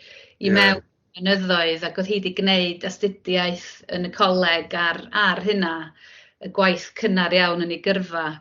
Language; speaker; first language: Welsh; native; Welsh